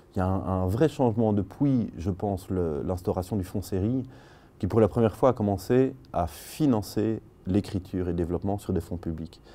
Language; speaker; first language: French; native; French